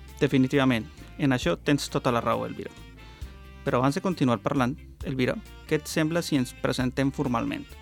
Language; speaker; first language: Catalan; non-native, learner; Spanish